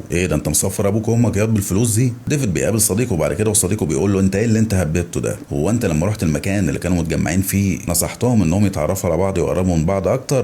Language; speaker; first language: Arabic; native; Arabic